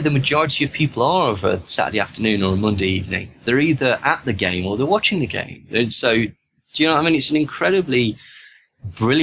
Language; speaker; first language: English; native; English